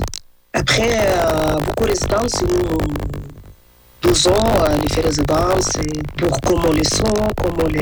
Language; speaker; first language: French; non-native, learner; Arabic